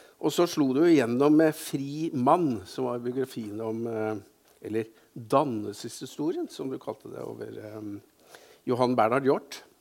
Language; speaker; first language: Norwegian; native; Norwegian